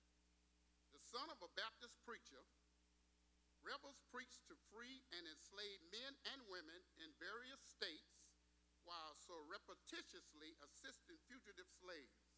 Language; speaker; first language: English; native; English